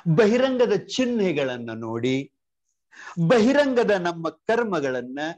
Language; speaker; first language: Kannada; native; Kannada